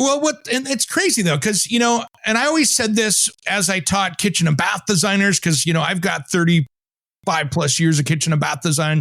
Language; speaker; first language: English; native; English